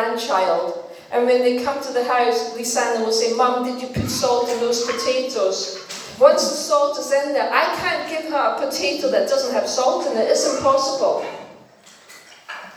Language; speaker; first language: English; non-native, fluent; Danish